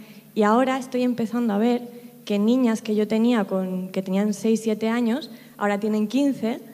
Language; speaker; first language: Spanish; native; Spanish